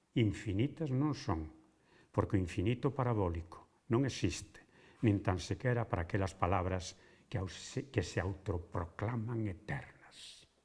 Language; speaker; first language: Galician; native; Galician